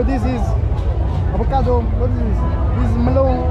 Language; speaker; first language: English; non-native, fluent; Italian